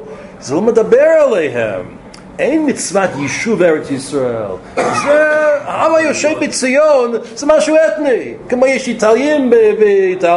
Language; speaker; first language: Hebrew; non-native, fluent; English